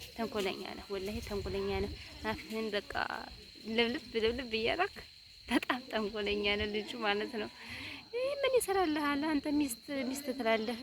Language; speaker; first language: Amharic; native; Amharic